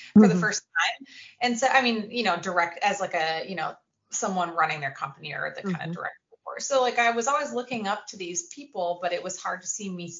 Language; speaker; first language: English; native; English